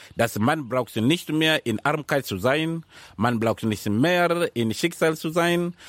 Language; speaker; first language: German; non-native, learner; Swahili